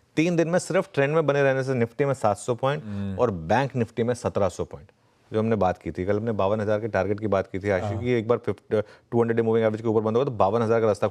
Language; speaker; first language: Hindi; native; Hindi